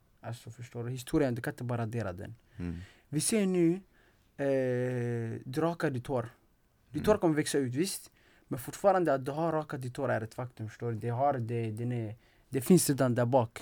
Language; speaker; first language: Swedish; non-native, fluent; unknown